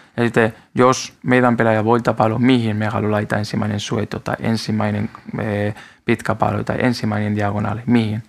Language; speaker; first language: Finnish; non-native, learner; Spanish